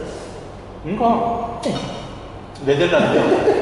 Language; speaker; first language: Indonesian; non-native, learner; Korean